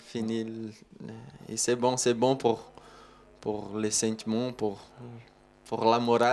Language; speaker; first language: French; non-native, learner; Portuguese